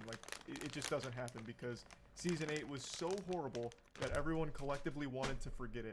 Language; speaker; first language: English; native; English